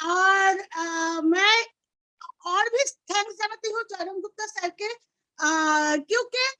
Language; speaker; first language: Hindi; non-native, local second language; Bangla